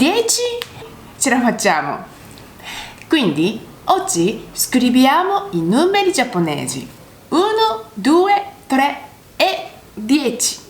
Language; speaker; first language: Italian; non-native, learner; Japanese